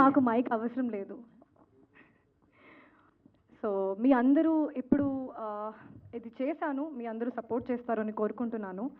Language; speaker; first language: Telugu; non-native, learner; Hindi